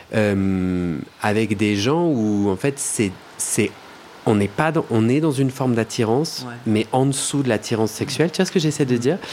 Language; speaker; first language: French; native; French